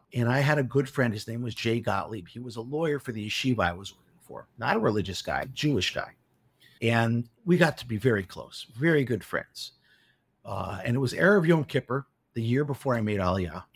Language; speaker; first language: English; native; English